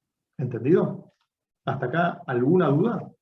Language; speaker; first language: Spanish; native; Spanish